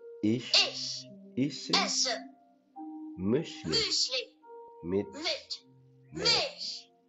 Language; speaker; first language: German; non-native, learner; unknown